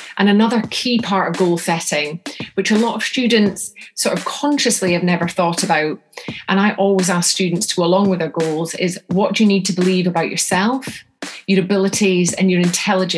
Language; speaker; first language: English; native; English